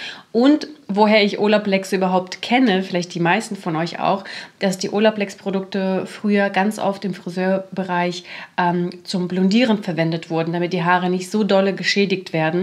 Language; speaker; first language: German; native; German